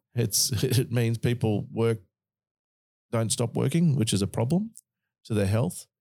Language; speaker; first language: English; native; English